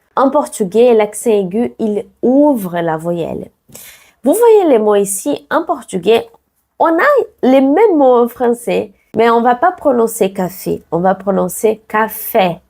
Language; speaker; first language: French; non-native, fluent; Portuguese